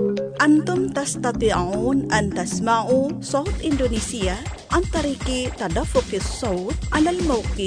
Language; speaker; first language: Arabic; non-native, fluent; Indonesian